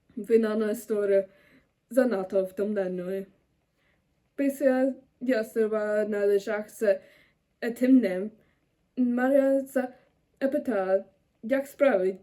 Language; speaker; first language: Ukrainian; non-native, learner; German